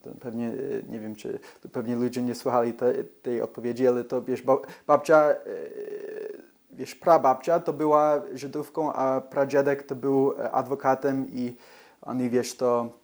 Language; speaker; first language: Polish; early bilingual, heritage; English